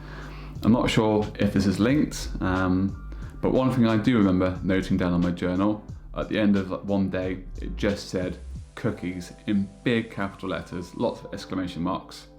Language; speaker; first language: English; native; English